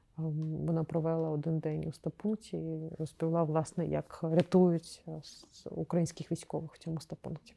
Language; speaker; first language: Ukrainian; non-native, local second language; Crimean Tatar